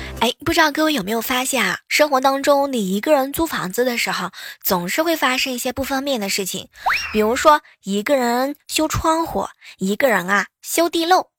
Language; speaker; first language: Chinese; native; Chinese